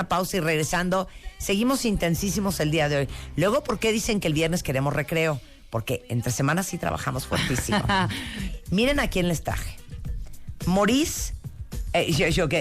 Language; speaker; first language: Spanish; native; Spanish